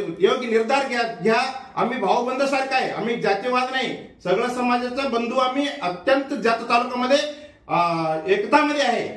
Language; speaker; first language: Marathi; non-native, local second language; Kannada